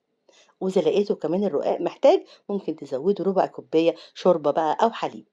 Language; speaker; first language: Arabic; native; Arabic